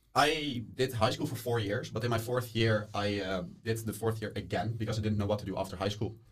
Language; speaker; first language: English; non-native, fluent; Dutch